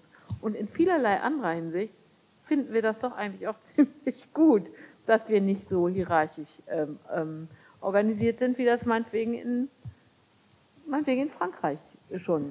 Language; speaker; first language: German; native; German